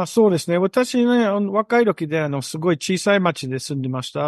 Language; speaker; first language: Japanese; non-native, learner; English